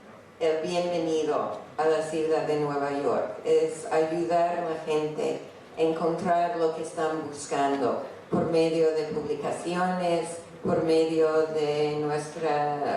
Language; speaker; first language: Spanish; non-native, fluent; English